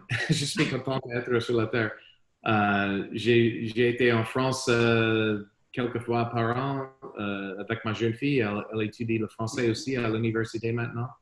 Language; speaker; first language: French; non-native, learner; English